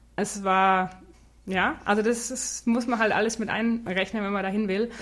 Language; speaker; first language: German; native; German